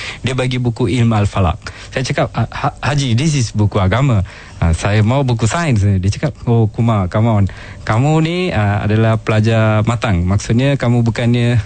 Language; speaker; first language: Malay; non-native, local second language; Tamil